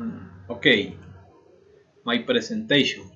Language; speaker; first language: English; non-native, learner; Spanish